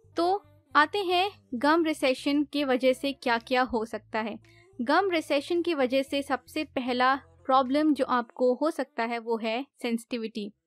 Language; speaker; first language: Hindi; native; Hindi